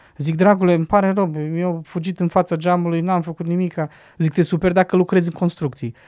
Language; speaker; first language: Romanian; native; Romanian